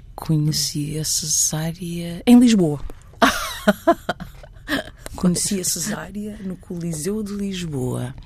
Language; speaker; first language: Portuguese; non-native, local second language; Kabuverdianu